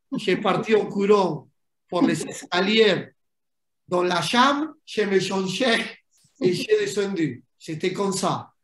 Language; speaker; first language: French; non-native, fluent; Spanish